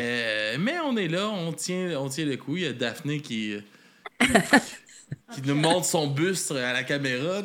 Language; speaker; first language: French; native; French